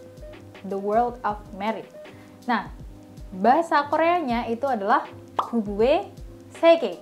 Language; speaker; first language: Indonesian; native; Indonesian